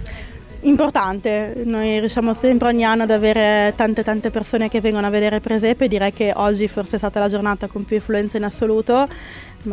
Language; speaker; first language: Italian; native; Italian